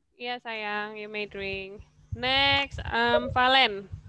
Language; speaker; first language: English; non-native, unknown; Indonesian